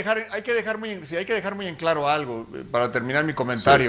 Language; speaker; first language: Spanish; native; Spanish